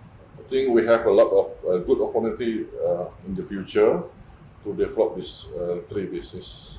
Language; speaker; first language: English; non-native, fluent; Indonesian